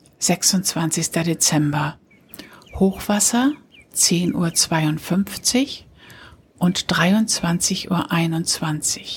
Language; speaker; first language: German; native; German